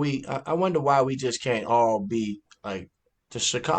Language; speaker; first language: English; native; English